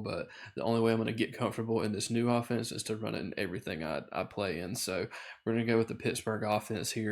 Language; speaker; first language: English; native; English